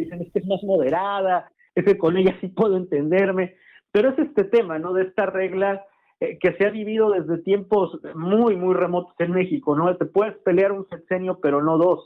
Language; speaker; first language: Spanish; native; Spanish